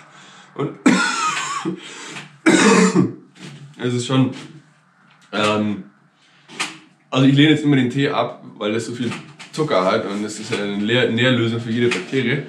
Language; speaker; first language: German; native; German